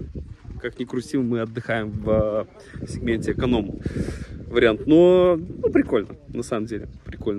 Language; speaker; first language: Russian; native; Russian